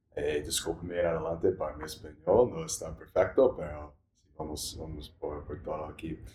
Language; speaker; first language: Spanish; non-native, learner; English